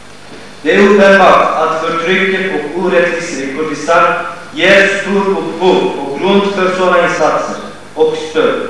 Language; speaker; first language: Swedish; non-native, fluent; Kurdish